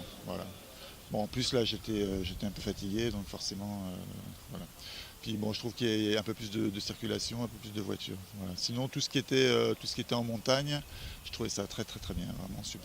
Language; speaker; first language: French; native; French